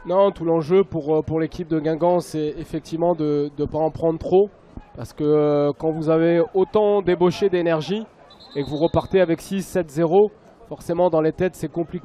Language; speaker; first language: French; native; French